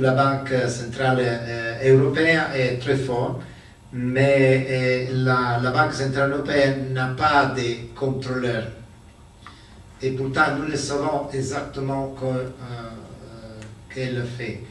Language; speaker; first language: French; non-native, learner; Italian